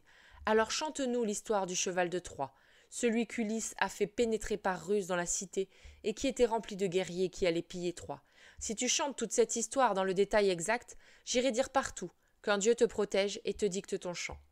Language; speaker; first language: French; native; French